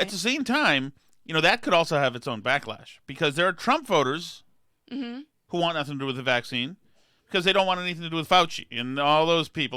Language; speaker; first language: English; native; English